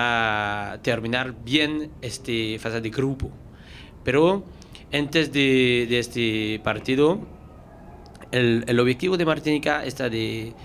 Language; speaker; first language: Spanish; non-native, learner; French